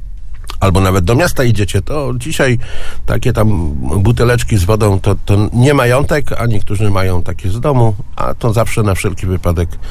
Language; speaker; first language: Polish; native; Polish